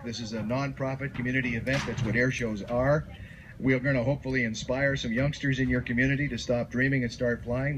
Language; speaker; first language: English; native; English